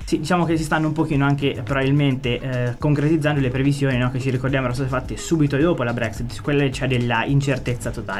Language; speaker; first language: Italian; native; Italian